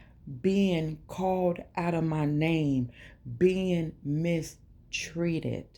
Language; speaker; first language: English; native; English